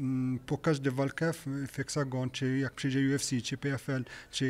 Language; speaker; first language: Polish; non-native, learner; French